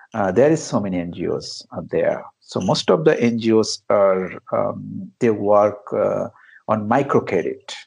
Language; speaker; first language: English; non-native, local second language; Bangla